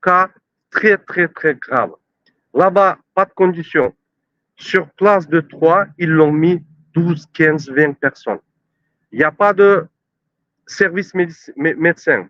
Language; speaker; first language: French; non-native, learner; Turkmen